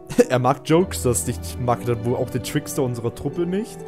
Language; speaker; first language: German; native; German